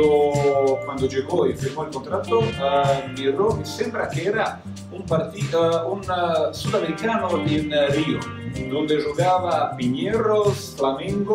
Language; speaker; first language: Spanish; non-native, fluent; Croatian